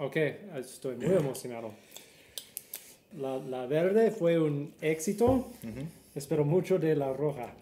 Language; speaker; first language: Spanish; non-native, learner; English